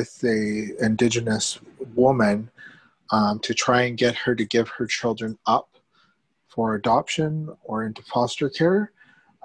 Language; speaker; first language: English; native; English